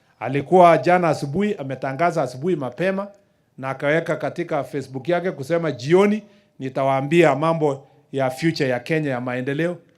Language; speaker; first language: Swahili; non-native, local second language; Kalenjin